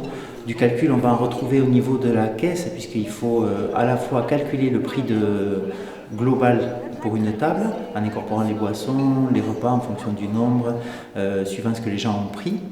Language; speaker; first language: French; native; French